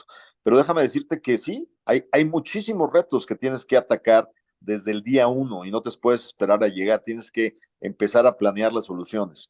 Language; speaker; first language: Spanish; native; Spanish